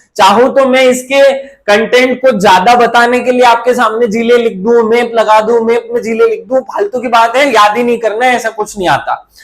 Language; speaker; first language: Hindi; native; Hindi